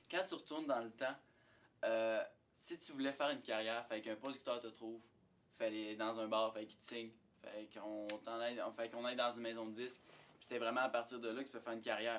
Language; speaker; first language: French; native; French